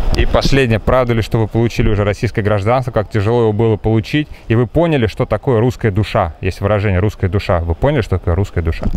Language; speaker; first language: Russian; native; Russian